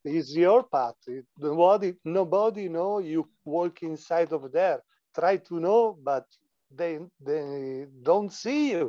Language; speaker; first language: English; non-native, learner; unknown